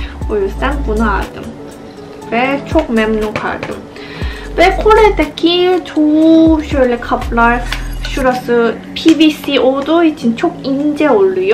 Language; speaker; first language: Turkish; non-native, fluent; Korean